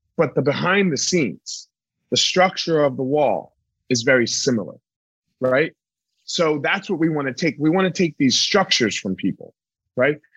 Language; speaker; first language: English; native; English